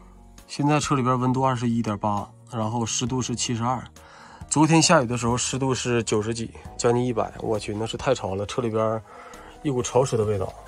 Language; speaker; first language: Chinese; native; Chinese